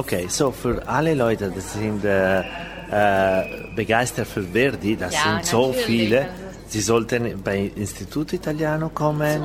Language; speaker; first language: German; non-native, learner; Italian